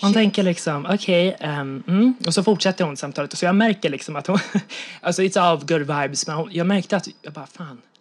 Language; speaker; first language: Swedish; native; Swedish